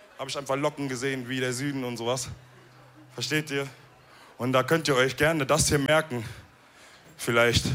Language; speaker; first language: German; early bilingual, other home language; Wolof